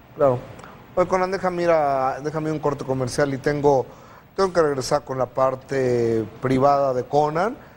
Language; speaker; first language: Spanish; native; Spanish